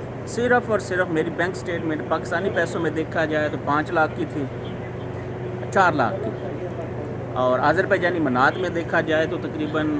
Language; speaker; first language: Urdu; non-native, local second language; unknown